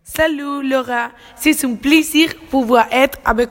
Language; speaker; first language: French; non-native, learner; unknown